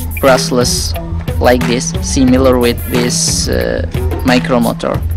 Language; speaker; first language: English; non-native, learner; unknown